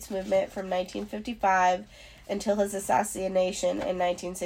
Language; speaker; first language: English; native; English